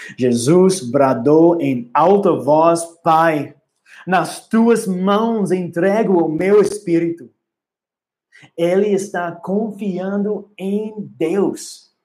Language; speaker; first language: Portuguese; non-native, learner; English